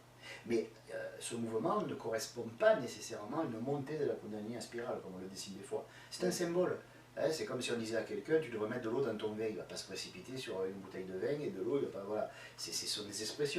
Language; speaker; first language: French; native; French